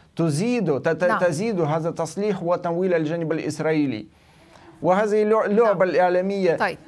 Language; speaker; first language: Arabic; non-native, fluent; Russian